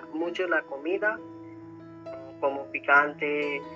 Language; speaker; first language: Spanish; non-native, learner; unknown